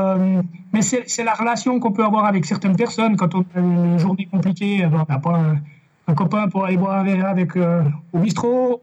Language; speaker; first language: French; native; French